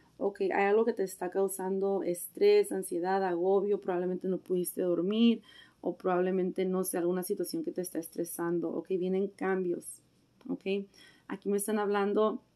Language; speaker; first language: Spanish; early bilingual, heritage; Spanish